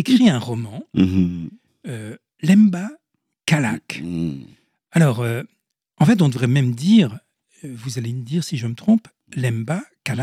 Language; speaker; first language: French; native; French